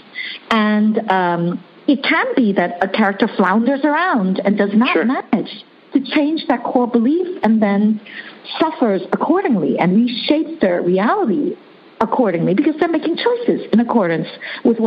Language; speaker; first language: English; early bilingual, other home language; Chinese